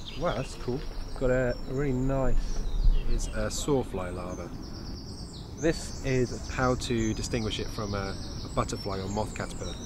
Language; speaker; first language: English; native; English